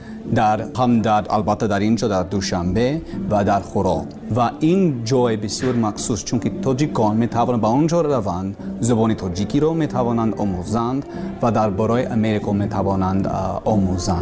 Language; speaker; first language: Persian; non-native, learner; English